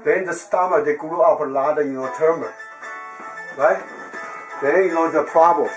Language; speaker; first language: English; non-native, learner; Chinese